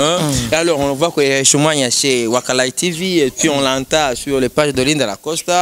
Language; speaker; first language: French; non-native, local second language; Rundi